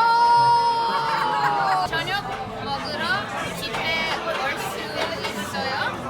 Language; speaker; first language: Korean; non-native, learner; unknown